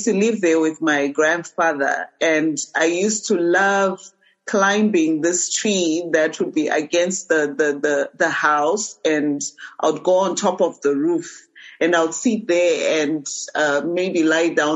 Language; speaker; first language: English; non-native, local second language; Shona